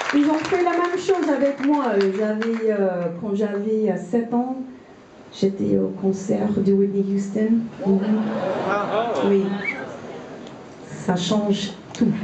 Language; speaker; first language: French; non-native, learner; English